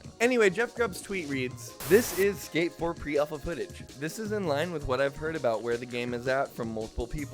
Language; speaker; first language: English; native; English